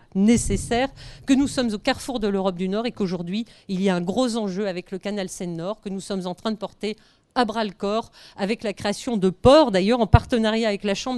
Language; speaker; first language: French; native; French